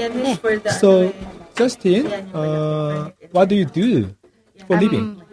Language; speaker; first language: English; non-native, learner; Korean